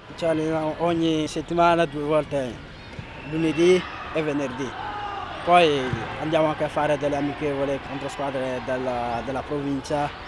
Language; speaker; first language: Italian; early bilingual, other home language; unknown